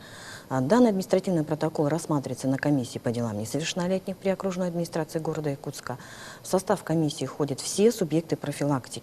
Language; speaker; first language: Russian; native; Russian